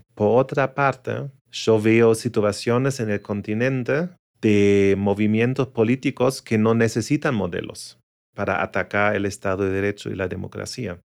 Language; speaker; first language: Spanish; non-native, fluent; German